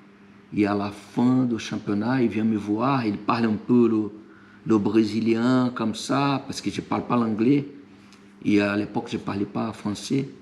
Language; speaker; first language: French; non-native, fluent; Portuguese